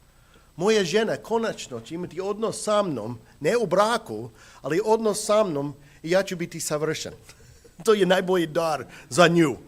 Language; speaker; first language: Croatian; non-native, fluent; English